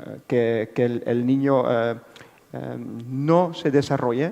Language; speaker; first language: Spanish; non-native, fluent; Dutch